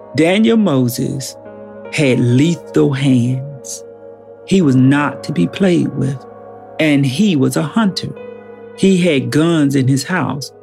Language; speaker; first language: English; native; English